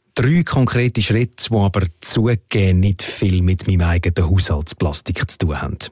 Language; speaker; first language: German; native; German